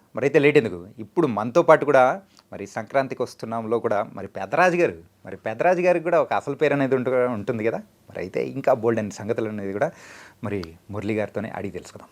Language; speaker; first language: Telugu; native; Telugu